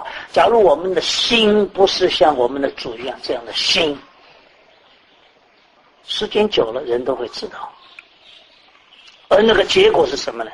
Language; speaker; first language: Chinese; native; Chinese